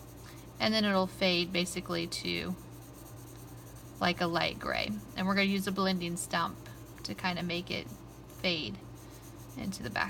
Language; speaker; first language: English; native; English